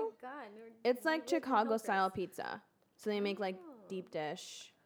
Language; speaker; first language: English; early bilingual, other home language; Spanish